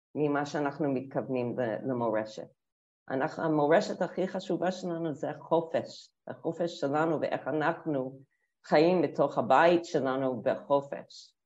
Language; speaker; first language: Hebrew; non-native, fluent; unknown